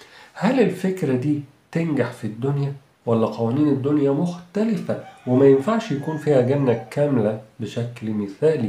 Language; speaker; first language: Arabic; native; Arabic